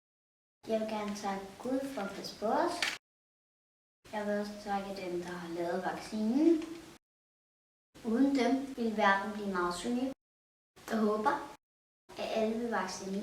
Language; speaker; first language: Danish; non-native, learner; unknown